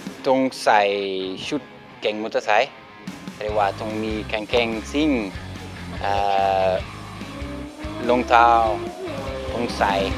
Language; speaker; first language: Thai; non-native, learner; French